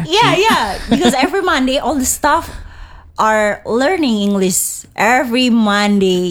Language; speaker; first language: English; non-native, learner; Indonesian